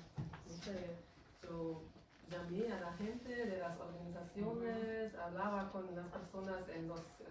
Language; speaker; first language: Spanish; non-native, fluent; German